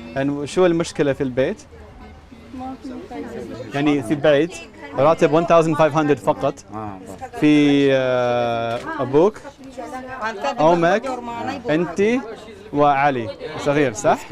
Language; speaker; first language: Arabic; non-native, learner; English